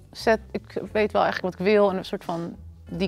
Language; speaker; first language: Dutch; native; Dutch